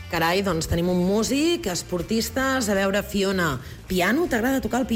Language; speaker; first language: Catalan; native; Catalan